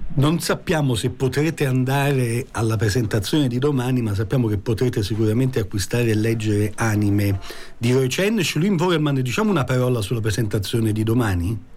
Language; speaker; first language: Italian; native; Italian